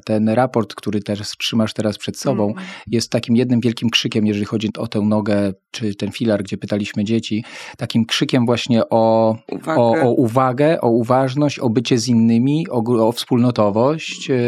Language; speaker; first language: Polish; native; Polish